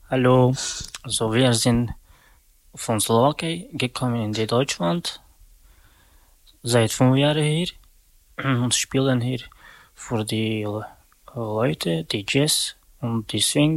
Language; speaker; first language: German; non-native, learner; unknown